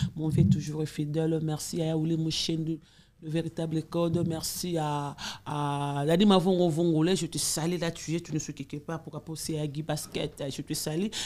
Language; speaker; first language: French; non-native, local second language; Lingala